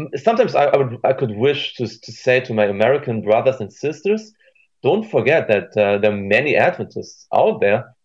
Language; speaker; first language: English; non-native, fluent; German